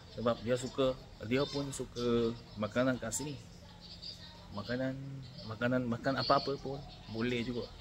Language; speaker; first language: Malay; non-native, fluent; Korean